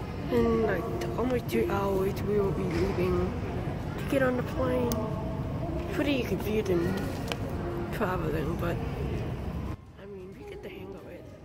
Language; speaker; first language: English; early bilingual, other home language; Thai